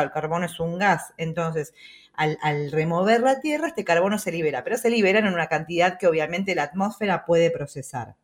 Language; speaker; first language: Spanish; native; Spanish